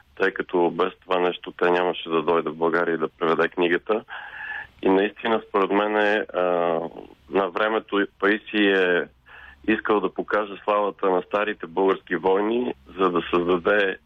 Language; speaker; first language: Bulgarian; native; Bulgarian